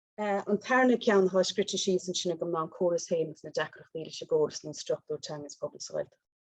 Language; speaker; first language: Irish; native; Irish